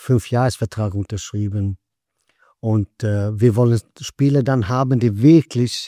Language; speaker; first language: German; non-native, fluent; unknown